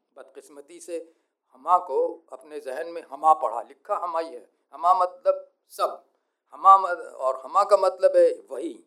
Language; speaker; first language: Hindi; native; Hindi